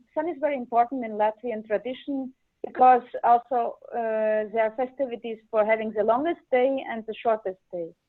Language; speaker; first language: English; non-native, learner; Latvian